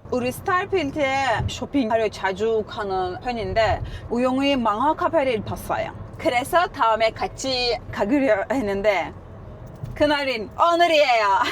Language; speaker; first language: Korean; non-native, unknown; Turkish